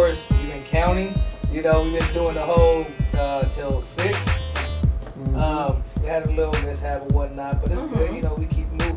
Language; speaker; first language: English; native; English